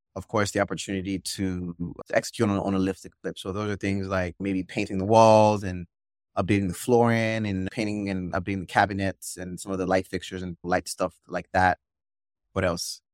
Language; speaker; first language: English; native; English